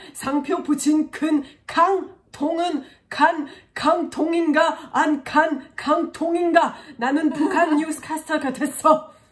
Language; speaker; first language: Korean; non-native, fluent; French